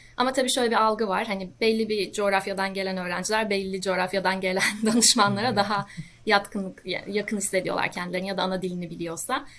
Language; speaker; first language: Turkish; native; Turkish